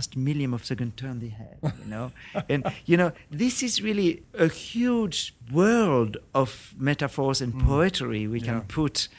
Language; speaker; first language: English; non-native, fluent; French